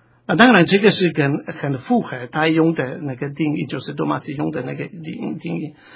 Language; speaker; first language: Chinese; non-native, fluent; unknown